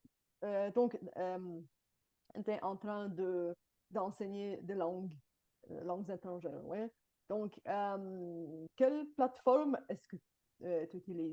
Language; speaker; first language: French; non-native, fluent; Bulgarian